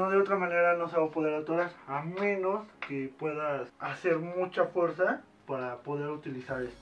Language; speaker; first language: Spanish; native; Spanish